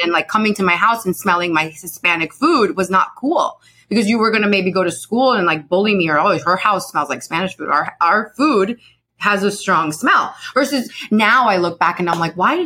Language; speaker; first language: English; early bilingual, other home language; Spanish